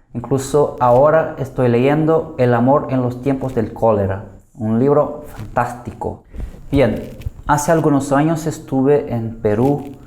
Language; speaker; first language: Spanish; non-native, fluent; Portuguese